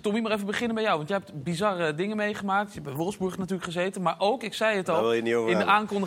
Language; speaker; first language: Dutch; native; Dutch